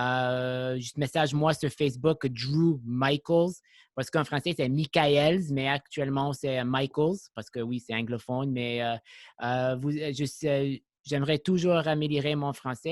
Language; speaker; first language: French; non-native, local second language; English